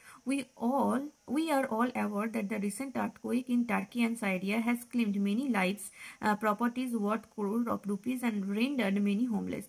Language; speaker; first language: English; non-native, local second language; Bangla